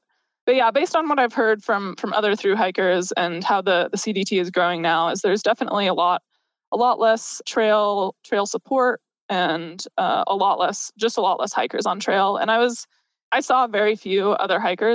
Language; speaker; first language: English; native; English